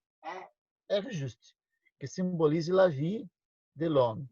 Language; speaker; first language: French; non-native, learner; Portuguese